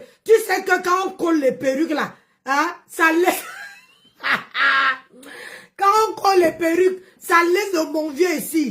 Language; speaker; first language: French; non-native, local second language; Lingala